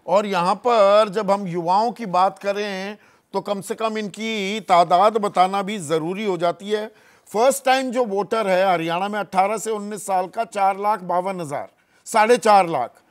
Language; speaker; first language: Hindi; native; Hindi